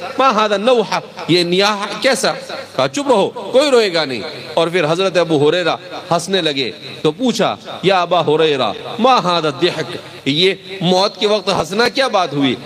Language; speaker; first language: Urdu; non-native, local second language; Gujarati